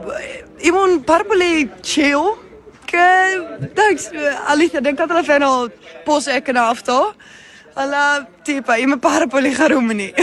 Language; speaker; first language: Greek; non-native, learner; Dutch